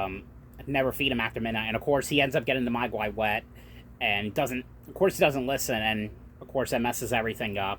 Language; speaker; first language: English; native; English